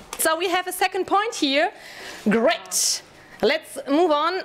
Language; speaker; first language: English; non-native, fluent; German